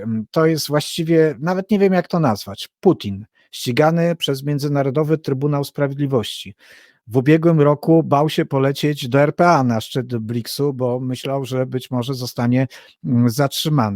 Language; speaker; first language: Polish; native; Polish